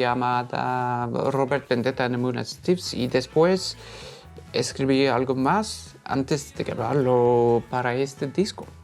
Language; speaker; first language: Spanish; non-native, fluent; Norwegian